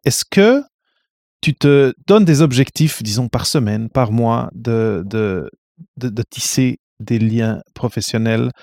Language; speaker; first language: French; non-native, fluent; Portuguese